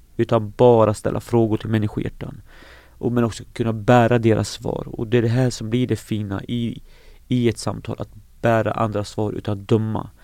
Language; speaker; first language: Swedish; early bilingual, other home language; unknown